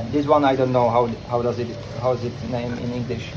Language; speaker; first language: English; non-native, fluent; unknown